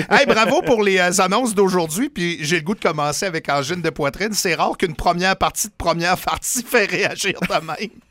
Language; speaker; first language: French; native; French